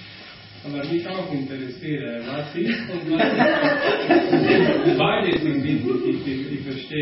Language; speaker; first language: German; non-native, learner; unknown